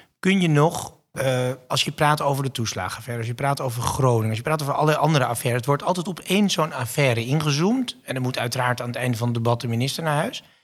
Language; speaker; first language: Dutch; native; Dutch